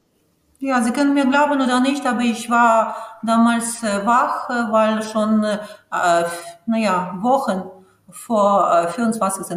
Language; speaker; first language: German; non-native, fluent; Ukrainian